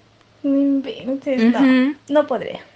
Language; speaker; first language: Spanish; native; Spanish